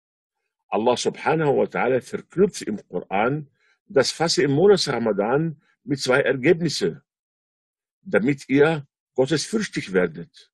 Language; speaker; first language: German; non-native, fluent; Arabic